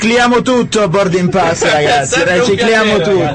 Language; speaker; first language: Italian; native; Italian